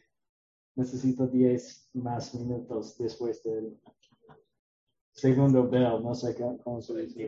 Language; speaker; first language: Spanish; non-native, learner; English